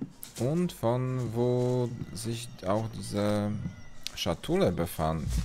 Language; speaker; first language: German; non-native, learner; Polish